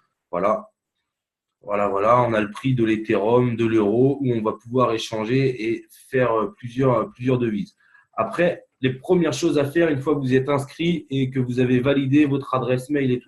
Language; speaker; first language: French; native; French